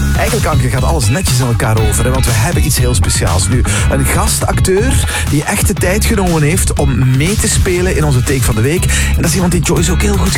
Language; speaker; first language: Dutch; native; Dutch